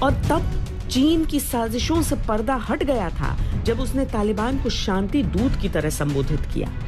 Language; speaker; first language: Hindi; native; Hindi